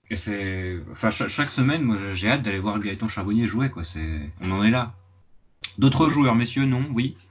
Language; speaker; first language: French; native; French